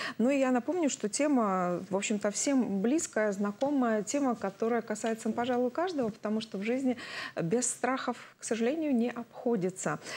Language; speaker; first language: Russian; native; Russian